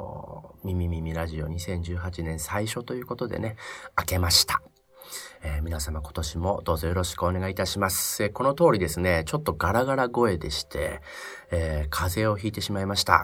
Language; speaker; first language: Japanese; native; Japanese